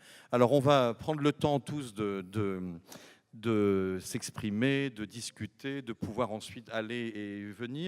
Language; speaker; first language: French; native; French